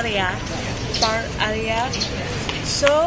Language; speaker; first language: English; non-native, learner; Indonesian